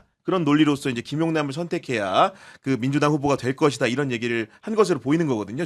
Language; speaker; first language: Korean; native; Korean